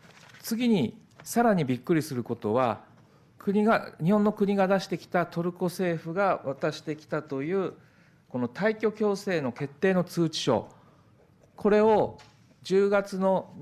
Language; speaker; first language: Japanese; native; Japanese